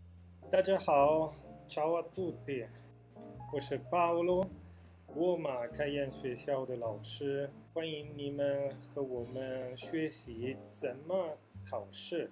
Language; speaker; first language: Chinese; non-native, fluent; Italian